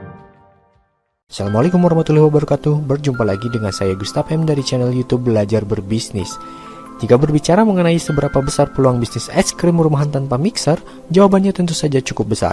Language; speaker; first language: Indonesian; native; Indonesian